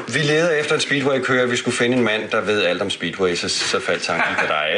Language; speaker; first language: Danish; native; Danish